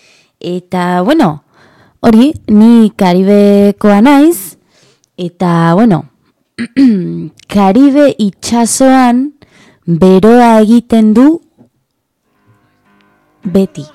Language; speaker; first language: Basque; non-native, learner; Spanish